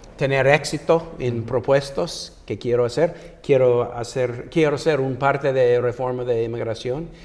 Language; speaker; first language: Spanish; non-native, fluent; English